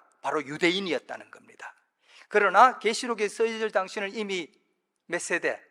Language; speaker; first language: Korean; native; Korean